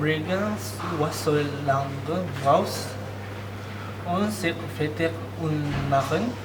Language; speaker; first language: German; non-native, learner; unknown